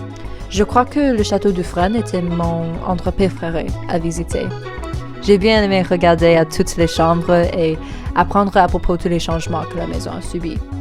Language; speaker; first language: French; non-native, learner; English